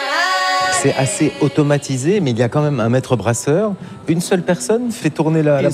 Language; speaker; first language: French; native; French